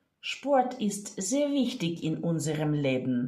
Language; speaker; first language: German; non-native, fluent; Ukrainian